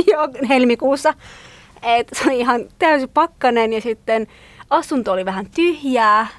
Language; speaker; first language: Finnish; non-native, fluent; Kurdish